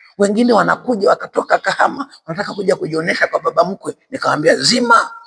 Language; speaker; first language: Swahili; native; Swahili